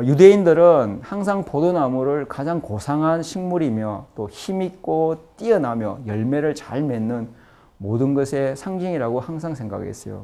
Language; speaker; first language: Korean; native; Korean